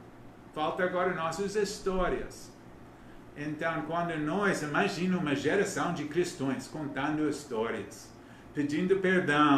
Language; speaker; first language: Portuguese; non-native, learner; English